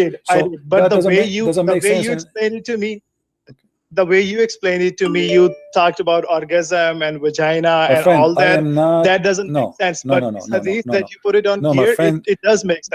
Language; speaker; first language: English; non-native, fluent; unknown